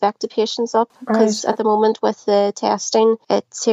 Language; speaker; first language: English; native; English